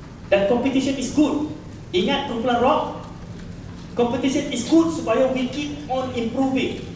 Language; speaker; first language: English; non-native, local second language; Malay